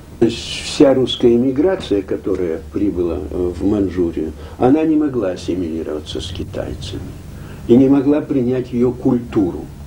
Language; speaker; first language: Russian; early bilingual, heritage; Russian